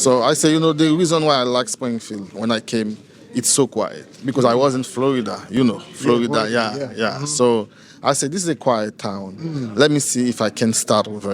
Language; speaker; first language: English; non-native, learner; Haitian Creole